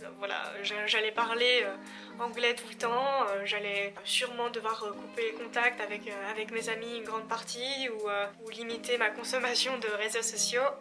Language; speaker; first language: French; native; French